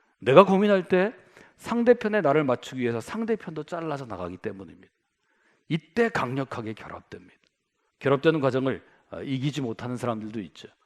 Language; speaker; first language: Korean; native; Korean